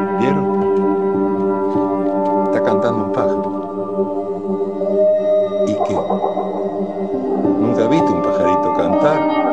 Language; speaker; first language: Spanish; native; Spanish